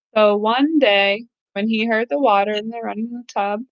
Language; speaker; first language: English; native; English